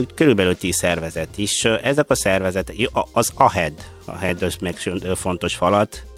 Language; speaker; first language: Hungarian; non-native, fluent; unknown